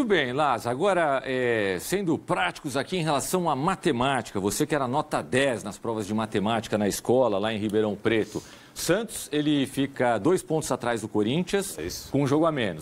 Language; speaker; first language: Portuguese; native; Portuguese